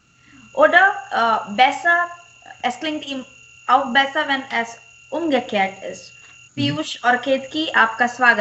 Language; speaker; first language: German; non-native, fluent; Marathi